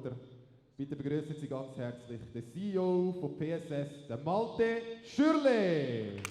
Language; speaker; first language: German; native; German